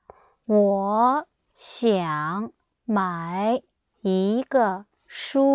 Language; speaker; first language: Chinese; non-native, learner; English